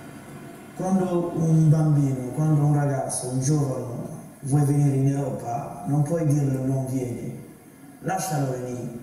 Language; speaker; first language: Italian; non-native, fluent; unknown